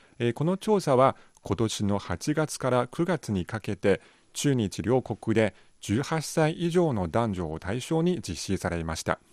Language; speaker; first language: Japanese; non-native, fluent; Chinese